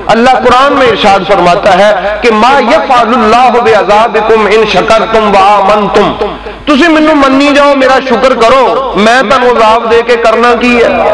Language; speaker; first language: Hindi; non-native, local second language; Punjabi